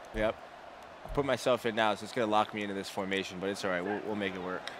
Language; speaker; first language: English; native; English